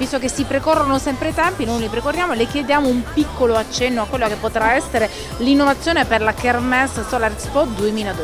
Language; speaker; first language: Italian; native; Italian